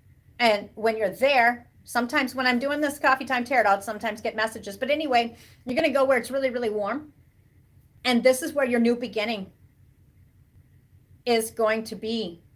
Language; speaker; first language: English; native; English